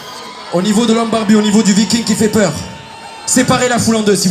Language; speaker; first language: French; native; French